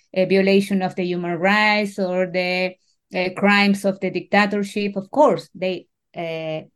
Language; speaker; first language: English; non-native, learner; Spanish